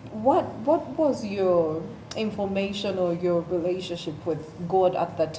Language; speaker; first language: English; non-native, local second language; Ganda